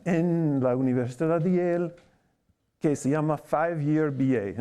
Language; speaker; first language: Spanish; non-native, fluent; English